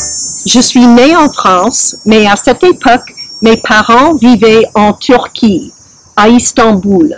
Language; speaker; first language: French; early bilingual, heritage; French